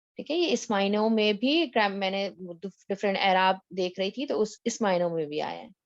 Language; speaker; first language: Urdu; native; Urdu